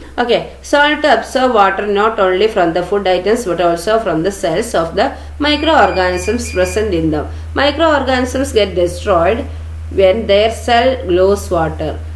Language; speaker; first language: English; non-native, local second language; Malayalam